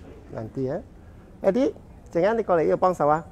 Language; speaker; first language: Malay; non-native, local second language; Cantonese